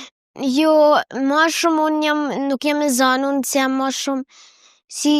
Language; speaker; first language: Albanian; early bilingual, heritage; Albanian